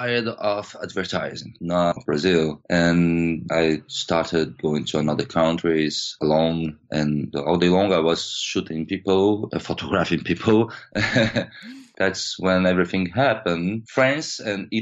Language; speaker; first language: English; non-native, fluent; Portuguese